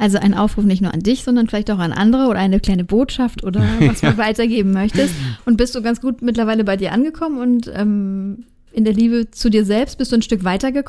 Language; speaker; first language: German; native; German